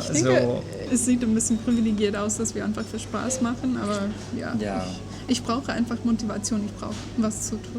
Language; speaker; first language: German; non-native, fluent; English